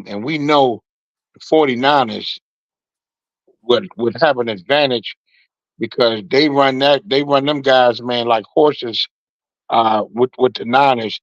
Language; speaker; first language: English; native; English